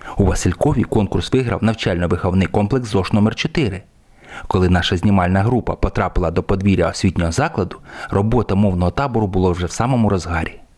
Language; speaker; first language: Ukrainian; native; Ukrainian